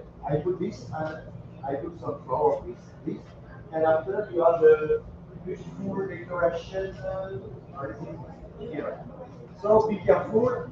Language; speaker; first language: English; non-native, learner; French